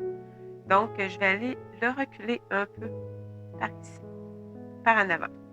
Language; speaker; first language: French; native; French